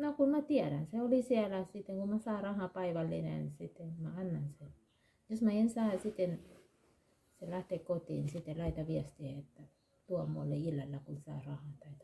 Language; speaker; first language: Finnish; non-native, learner; Thai